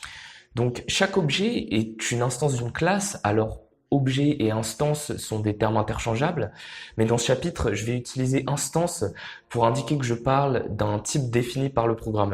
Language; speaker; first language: French; native; French